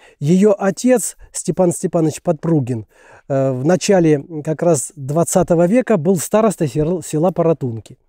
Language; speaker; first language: Russian; native; Russian